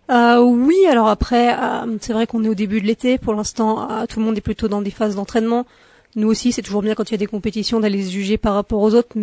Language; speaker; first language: French; native; French